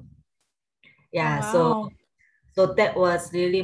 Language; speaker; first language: English; non-native, learner; Korean